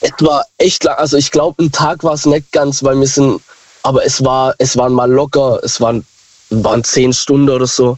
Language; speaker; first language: German; native; German